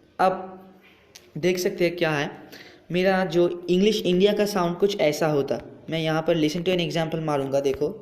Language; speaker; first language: Hindi; non-native, local second language; Bangla